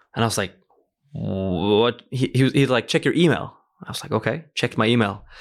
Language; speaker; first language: English; early bilingual, other home language; Norwegian